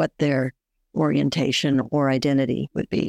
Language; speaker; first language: English; native; English